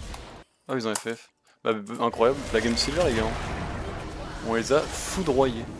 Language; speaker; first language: French; native; French